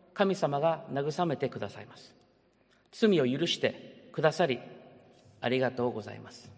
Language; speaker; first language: Japanese; early bilingual, heritage; Japanese